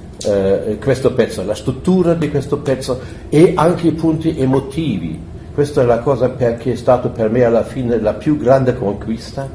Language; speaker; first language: Italian; non-native, fluent; German